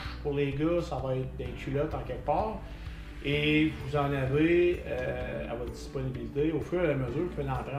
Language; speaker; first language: French; native; French